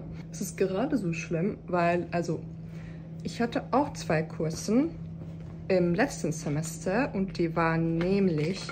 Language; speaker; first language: German; non-native, fluent; Turkish